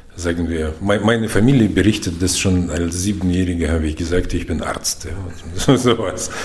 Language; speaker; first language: German; non-native, fluent; Russian